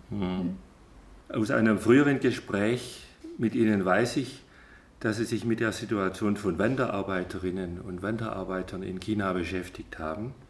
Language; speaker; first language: German; native; German